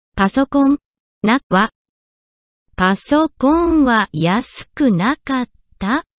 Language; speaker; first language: Japanese; non-native, learner; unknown